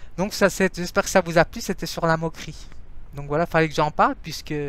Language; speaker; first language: French; non-native, fluent; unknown